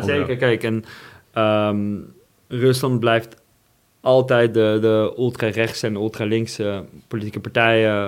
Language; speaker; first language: Dutch; non-native, fluent; Russian